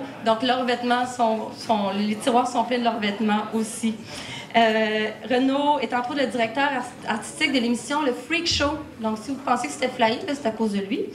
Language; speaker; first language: French; native; French